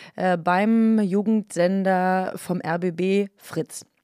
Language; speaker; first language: German; native; German